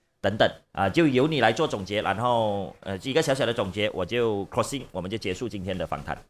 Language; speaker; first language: Chinese; native; Chinese